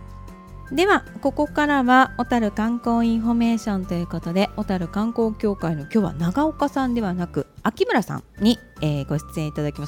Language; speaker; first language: Japanese; native; Japanese